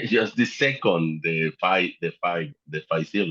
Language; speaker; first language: English; non-native, learner; Spanish